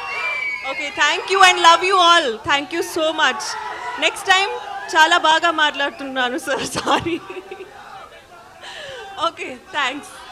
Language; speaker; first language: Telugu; non-native, learner; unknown